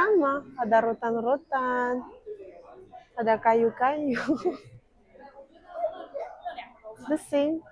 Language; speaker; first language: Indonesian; non-native, learner; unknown